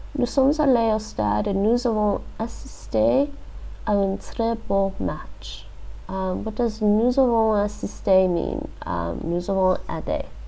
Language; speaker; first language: French; non-native, learner; English